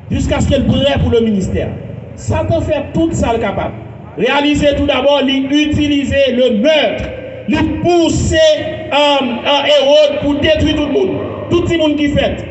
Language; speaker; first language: French; non-native, local second language; Haitian Creole